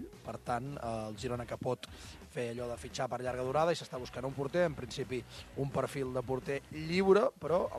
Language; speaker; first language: Catalan; native; Catalan